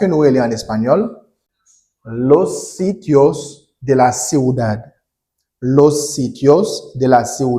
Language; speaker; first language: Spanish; non-native, learner; Haitian Creole